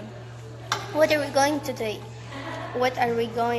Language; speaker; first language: English; non-native, learner; Russian